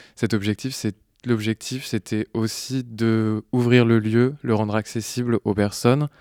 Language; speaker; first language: French; native; French